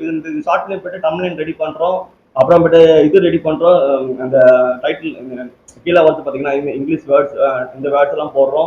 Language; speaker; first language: Tamil; native; Tamil